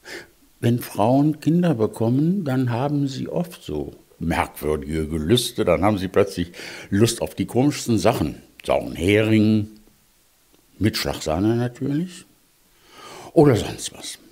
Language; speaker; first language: German; native; German